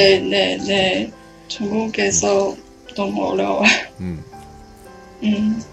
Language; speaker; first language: Korean; non-native, learner; Chinese